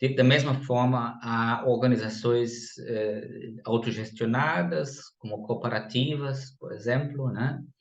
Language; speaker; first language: Portuguese; non-native, fluent; German